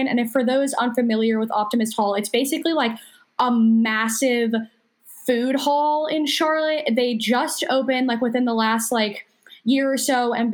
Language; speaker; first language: English; native; English